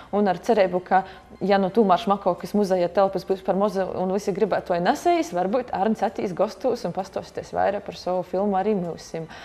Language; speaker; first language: Latvian; native; Latvian